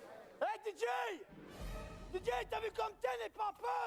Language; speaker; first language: French; native; French